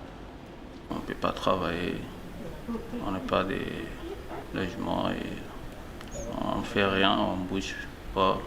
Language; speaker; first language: French; non-native, learner; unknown